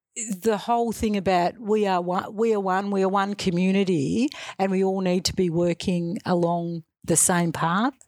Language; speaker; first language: English; native; English